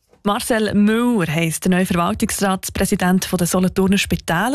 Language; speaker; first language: German; native; German